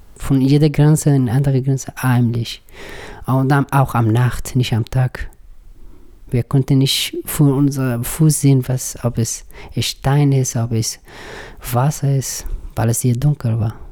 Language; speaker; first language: German; non-native, learner; Persian